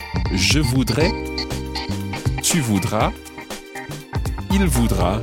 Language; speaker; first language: French; non-native, fluent; English